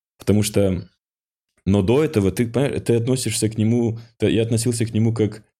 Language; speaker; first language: Russian; non-native, local second language; Ossetic